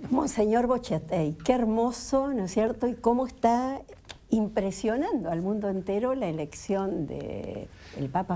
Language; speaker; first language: Spanish; native; Spanish